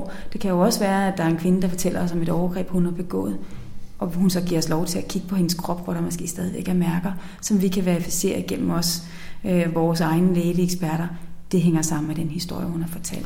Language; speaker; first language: Danish; native; Danish